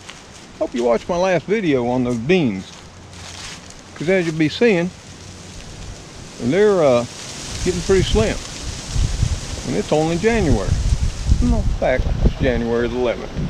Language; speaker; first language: English; native; English